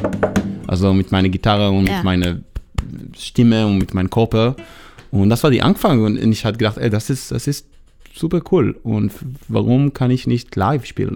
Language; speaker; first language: German; non-native, learner; Hebrew